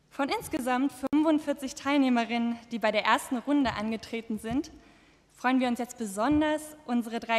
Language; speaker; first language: German; native; German